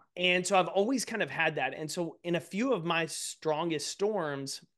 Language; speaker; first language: English; native; English